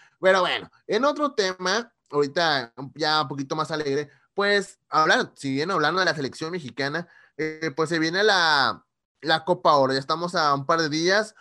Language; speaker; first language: Spanish; native; Spanish